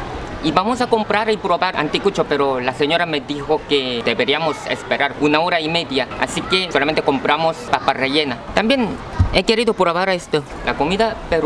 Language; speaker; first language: Spanish; non-native, fluent; Korean